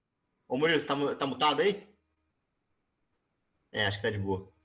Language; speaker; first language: Portuguese; native; Portuguese